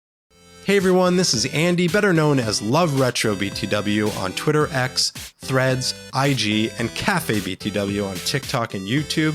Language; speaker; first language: English; native; English